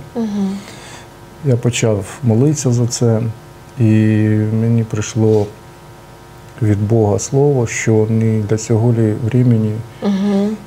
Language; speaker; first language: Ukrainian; non-native, local second language; Russian